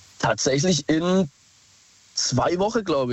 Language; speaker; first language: German; native; German